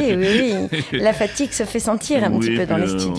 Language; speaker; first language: French; native; French